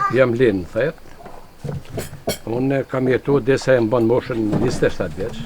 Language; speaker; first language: Albanian; native; Albanian